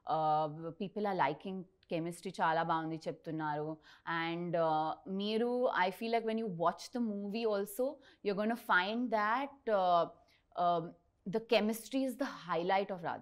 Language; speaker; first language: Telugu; non-native, learner; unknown